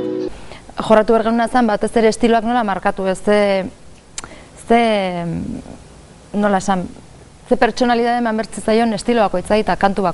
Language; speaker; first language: Basque; native; Basque